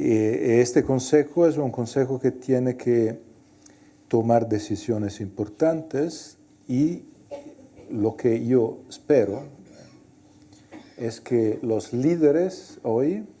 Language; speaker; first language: Spanish; non-native, fluent; Italian